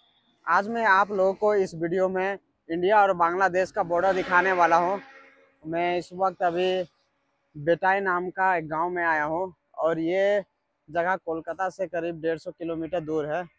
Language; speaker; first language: Hindi; native; Hindi